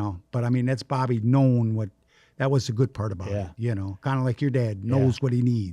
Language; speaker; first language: English; native; English